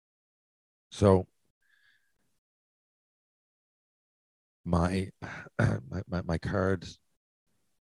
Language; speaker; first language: English; native; English